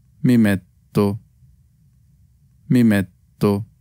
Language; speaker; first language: Italian; non-native, fluent; Spanish